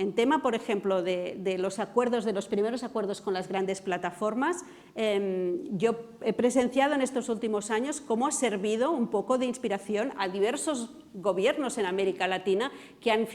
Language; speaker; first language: Spanish; non-native, local second language; Catalan